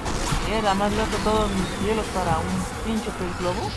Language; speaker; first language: Spanish; native; Spanish